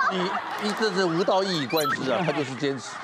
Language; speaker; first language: Chinese; native; Chinese